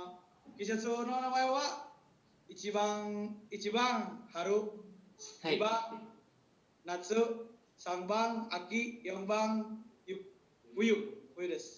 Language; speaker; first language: Japanese; non-native, learner; Indonesian